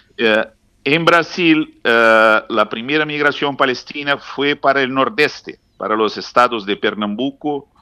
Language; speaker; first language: Spanish; non-native, fluent; Portuguese